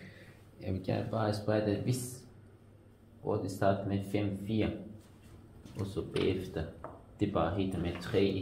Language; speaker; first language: Danish; non-native, learner; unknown